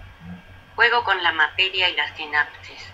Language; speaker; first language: Spanish; native; Spanish